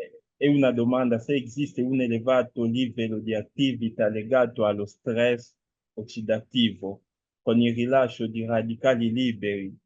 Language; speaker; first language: Italian; non-native, fluent; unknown